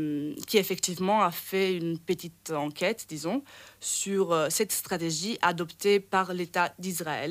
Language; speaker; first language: French; non-native, fluent; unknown